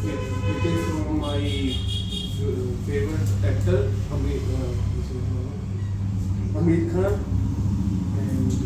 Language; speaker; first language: English; non-native, learner; Punjabi